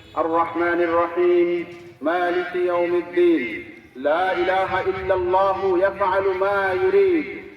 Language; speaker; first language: Arabic; non-native, fluent; Bangla